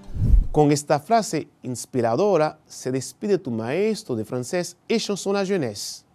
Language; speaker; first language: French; non-native, fluent; Spanish